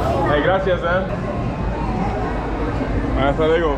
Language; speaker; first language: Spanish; non-native, learner; English